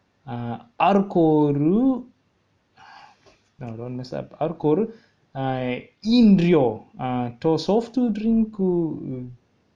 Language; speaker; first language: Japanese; non-native, learner; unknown